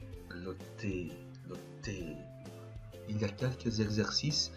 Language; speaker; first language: French; non-native, fluent; Portuguese